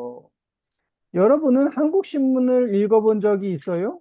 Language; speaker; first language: Korean; native; Korean